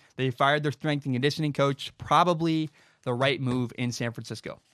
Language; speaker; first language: English; native; English